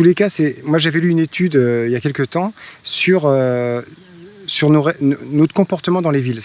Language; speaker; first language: French; native; French